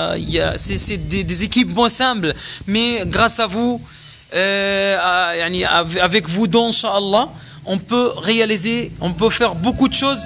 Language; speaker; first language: French; non-native, fluent; Arabic